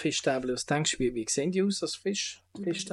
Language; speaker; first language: German; native; German